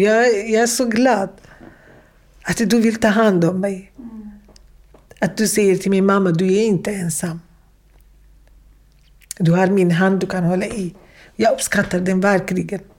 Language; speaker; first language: Swedish; non-native, fluent; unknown